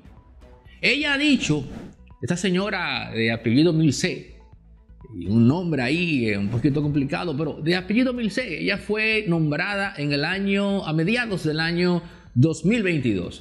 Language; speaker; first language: Spanish; native; Spanish